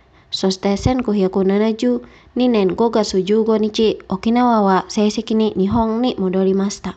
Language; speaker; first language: Japanese; non-native, fluent; Indonesian